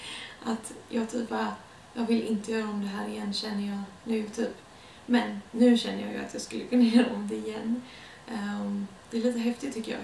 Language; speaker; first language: Swedish; native; Swedish